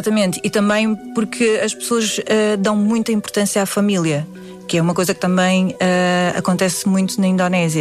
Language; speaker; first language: Portuguese; early bilingual, other home language; Indonesian